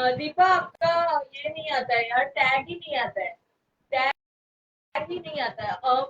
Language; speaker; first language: Hindi; non-native, local second language; Marathi